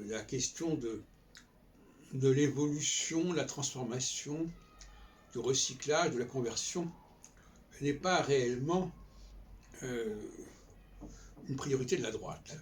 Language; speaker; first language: French; native; French